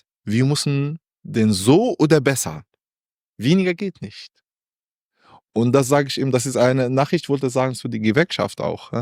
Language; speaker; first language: German; non-native, learner; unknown